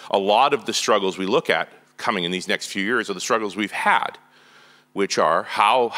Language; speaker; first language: English; native; English